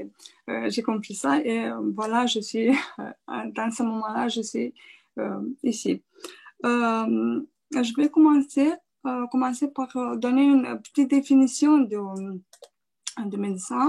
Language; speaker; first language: French; non-native, fluent; Romanian